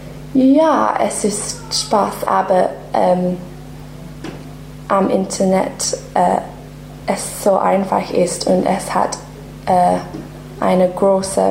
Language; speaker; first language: German; non-native, learner; English